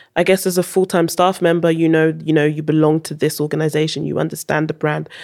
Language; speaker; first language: English; early bilingual, heritage; English